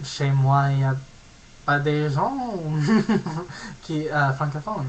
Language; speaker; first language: French; non-native, learner; English